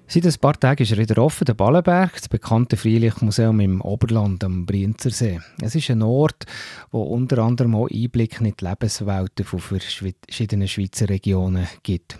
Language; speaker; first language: German; native; German